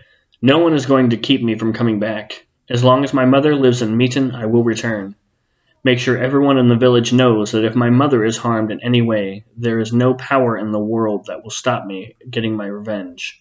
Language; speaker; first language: English; native; English